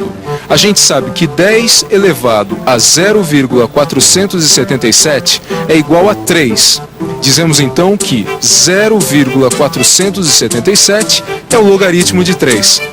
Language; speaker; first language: Portuguese; native; Portuguese